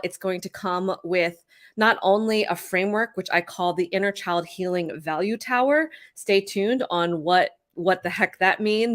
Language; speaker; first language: English; native; English